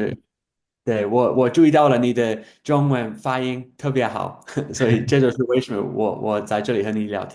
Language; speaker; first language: Chinese; non-native, fluent; English